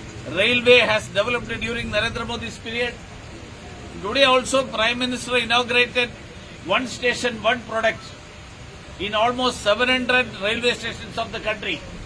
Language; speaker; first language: English; non-native, local second language; Malayalam